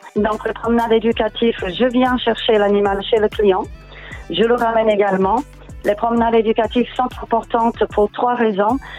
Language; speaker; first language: French; non-native, fluent; Portuguese